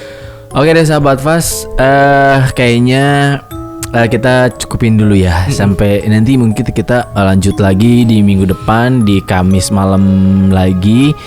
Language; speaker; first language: Indonesian; native; Indonesian